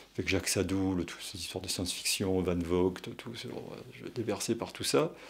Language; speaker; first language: French; native; French